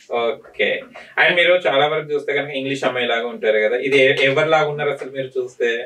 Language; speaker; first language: Telugu; native; Telugu